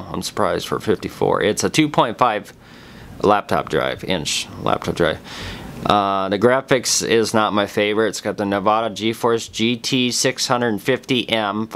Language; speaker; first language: English; native; English